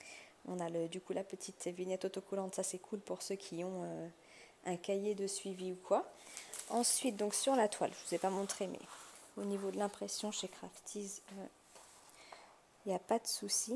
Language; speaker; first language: French; native; French